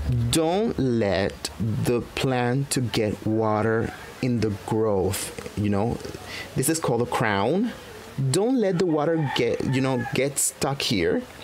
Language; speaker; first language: English; non-native, fluent; Spanish